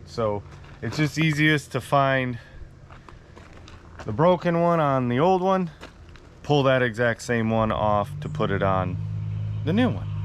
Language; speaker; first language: English; native; English